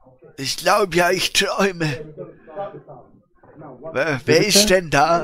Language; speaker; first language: German; native; German